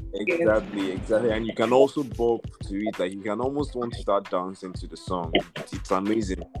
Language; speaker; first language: English; non-native, local second language; Yoruba